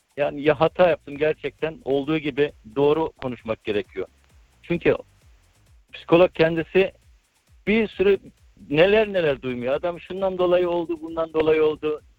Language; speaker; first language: Turkish; early bilingual, heritage; Turkish